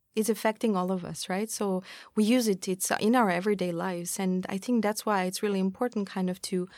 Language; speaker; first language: English; non-native, fluent; German